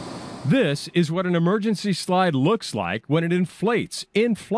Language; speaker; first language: English; native; English